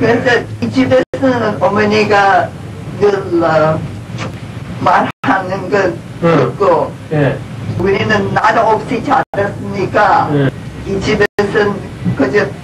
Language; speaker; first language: Korean; early bilingual, heritage; Korean